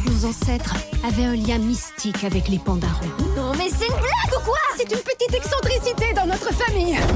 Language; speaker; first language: French; native; French